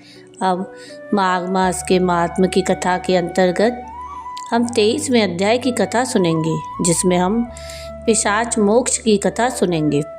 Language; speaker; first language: Hindi; native; Hindi